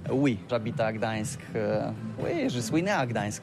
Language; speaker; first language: French; non-native, learner; Polish